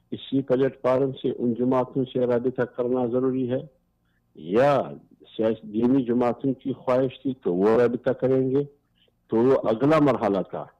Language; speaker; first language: Urdu; non-native, local second language; Pashto